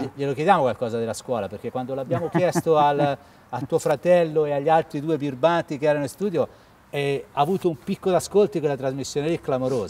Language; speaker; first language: Italian; native; Italian